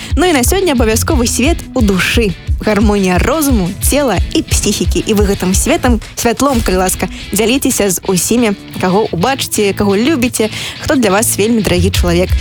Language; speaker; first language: Belarusian; non-native, local second language; Russian